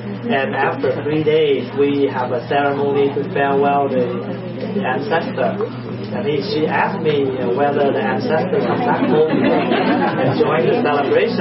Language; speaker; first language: English; non-native, fluent; Vietnamese